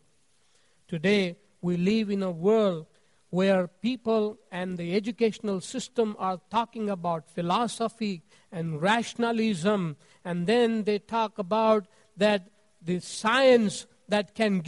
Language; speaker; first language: English; non-native, local second language; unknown